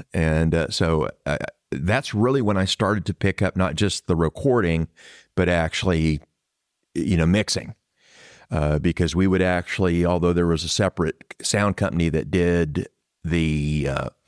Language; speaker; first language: English; native; English